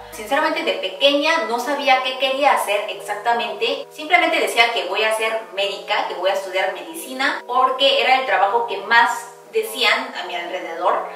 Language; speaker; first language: Spanish; early bilingual, other home language; Korean